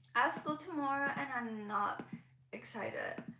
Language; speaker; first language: English; non-native, local second language; Cantonese